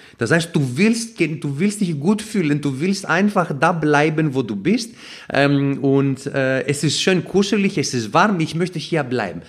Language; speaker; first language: German; non-native, fluent; Greek